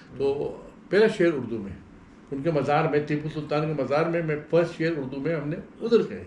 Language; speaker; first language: Hindi; non-native, local second language; Arabic